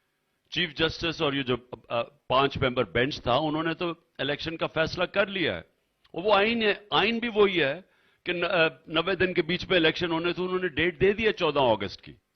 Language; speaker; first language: Urdu; native; Urdu